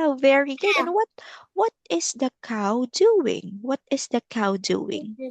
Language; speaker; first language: English; non-native, local second language; Filipino